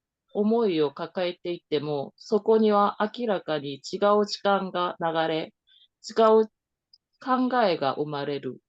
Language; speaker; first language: Japanese; non-native, learner; Korean